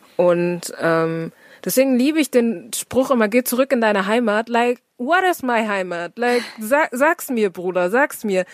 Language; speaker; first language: German; native; German